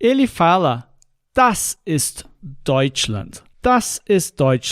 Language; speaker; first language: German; non-native, fluent; Portuguese